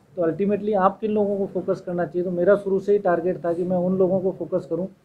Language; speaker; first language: Hindi; native; Hindi